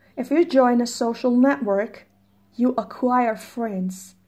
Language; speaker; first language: English; non-native, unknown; Persian